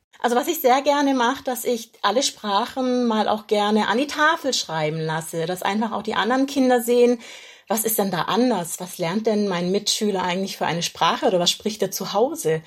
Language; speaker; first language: German; native; German